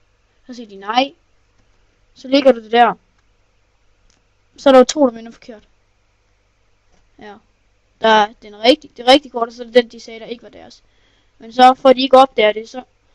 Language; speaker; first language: Danish; native; Danish